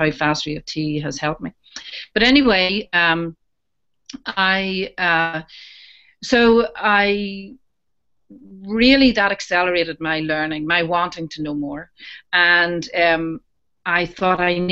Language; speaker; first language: English; native; English